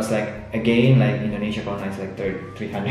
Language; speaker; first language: English; non-native, learner; Indonesian